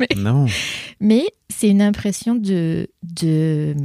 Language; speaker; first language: French; native; French